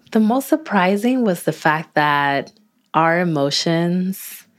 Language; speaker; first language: English; native; English